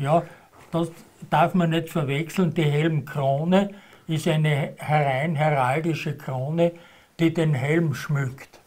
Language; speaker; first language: German; native; German